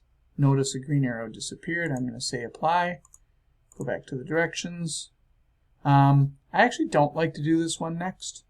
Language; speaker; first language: English; native; English